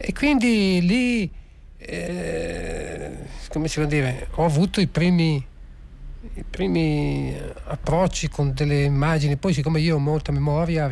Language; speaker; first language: Italian; native; Italian